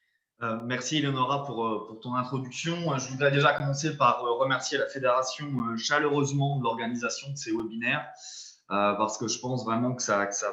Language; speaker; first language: French; native; French